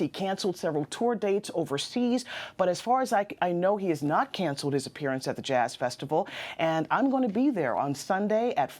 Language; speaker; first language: English; native; English